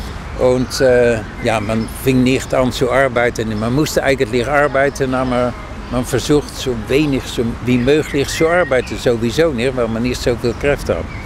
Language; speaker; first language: German; non-native, fluent; Dutch